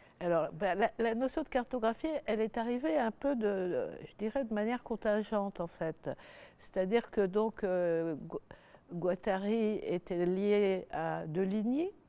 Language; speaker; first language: French; native; French